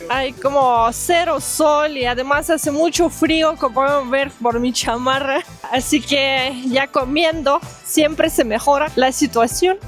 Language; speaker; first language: Spanish; non-native, fluent; Russian